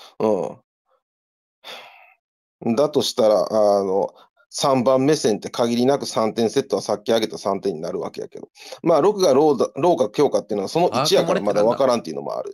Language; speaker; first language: Japanese; native; Japanese